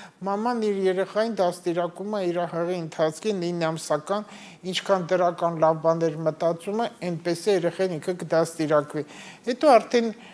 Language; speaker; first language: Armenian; native; Armenian